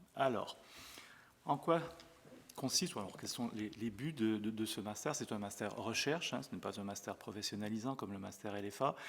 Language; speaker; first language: French; native; French